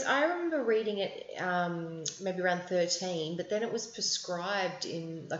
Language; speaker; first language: English; native; English